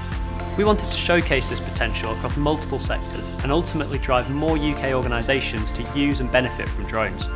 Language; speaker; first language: English; native; English